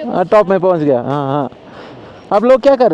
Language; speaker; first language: Hindi; non-native, local second language; Malayalam